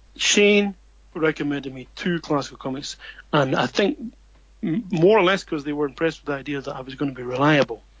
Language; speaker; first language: English; native; English